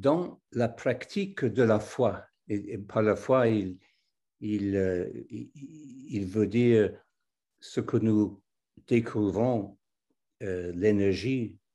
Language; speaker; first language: French; non-native, fluent; English